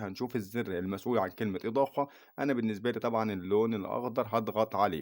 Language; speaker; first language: Arabic; native; Arabic